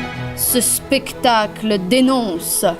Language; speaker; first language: French; native; French